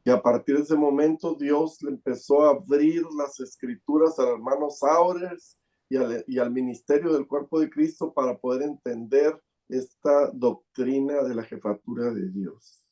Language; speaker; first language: Spanish; native; Spanish